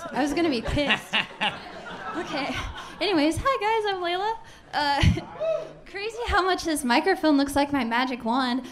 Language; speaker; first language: English; native; English